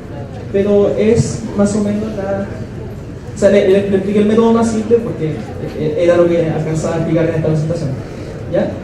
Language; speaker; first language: Spanish; native; Spanish